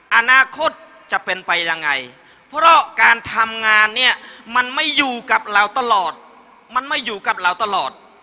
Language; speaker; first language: Thai; non-native, learner; Khmer